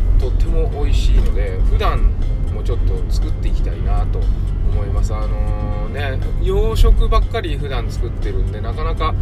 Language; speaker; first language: Japanese; native; Japanese